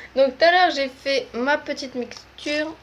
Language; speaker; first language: French; native; French